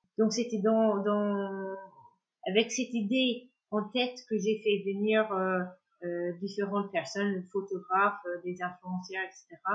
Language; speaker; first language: French; non-native, fluent; English